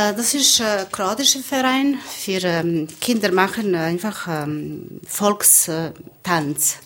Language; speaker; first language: German; non-native, learner; Bosnian